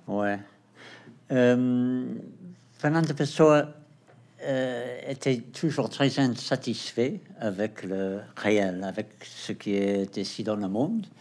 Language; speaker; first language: French; non-native, fluent; Portuguese